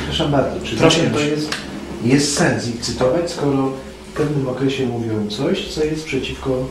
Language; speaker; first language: Polish; native; Polish